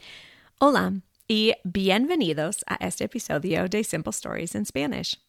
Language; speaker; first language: Spanish; non-native, fluent; English